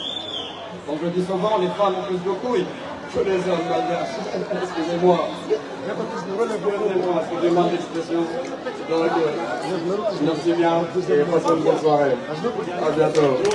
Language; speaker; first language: French; non-native, local second language; Malagasy